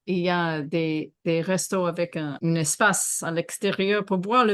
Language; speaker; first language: French; non-native, fluent; English